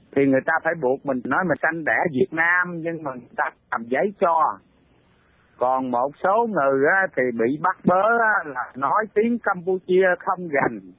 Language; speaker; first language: Vietnamese; native; Vietnamese